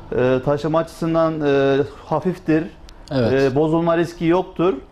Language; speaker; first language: Turkish; native; Turkish